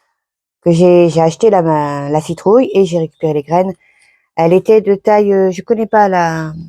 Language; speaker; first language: French; native; French